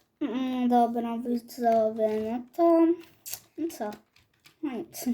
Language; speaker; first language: Polish; native; Polish